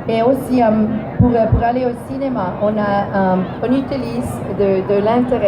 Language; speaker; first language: French; non-native, learner; English